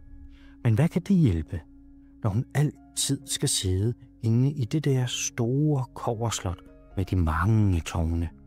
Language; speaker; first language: Danish; native; Danish